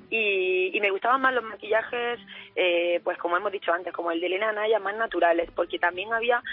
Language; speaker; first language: Spanish; native; Spanish